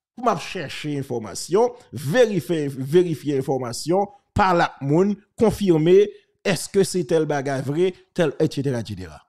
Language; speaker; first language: French; non-native, local second language; Haitian Creole